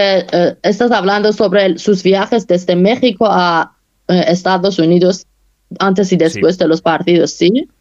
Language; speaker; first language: Spanish; non-native, fluent; Persian